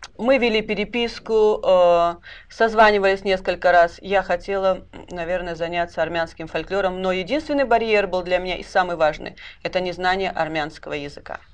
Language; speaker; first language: Russian; native; Russian